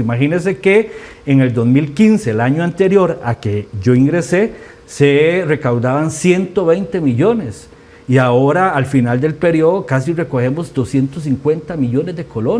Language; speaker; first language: Spanish; native; Spanish